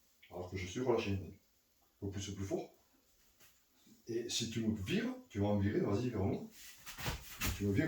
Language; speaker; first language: French; native; French